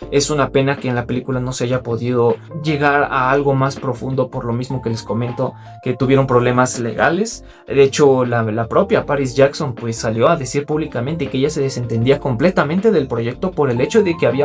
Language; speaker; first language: Spanish; native; Spanish